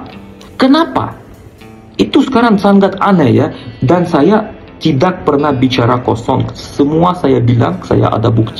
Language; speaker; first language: Indonesian; non-native, learner; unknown